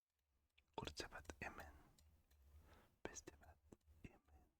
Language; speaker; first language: Basque; non-native, learner; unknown